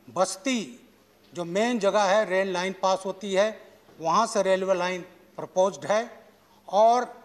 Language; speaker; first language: Hindi; native; Hindi